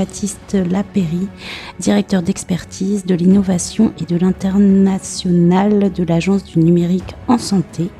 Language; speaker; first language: French; native; French